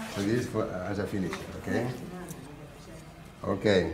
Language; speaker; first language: English; non-native, learner; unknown